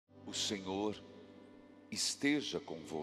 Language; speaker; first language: Portuguese; native; Portuguese